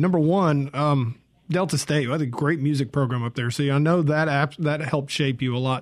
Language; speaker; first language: English; native; English